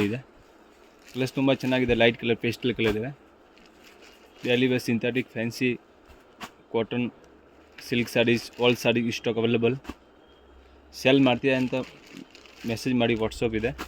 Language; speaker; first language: Kannada; non-native, local second language; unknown